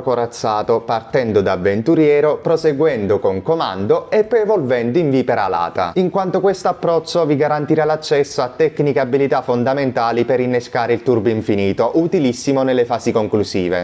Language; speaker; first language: Italian; native; Italian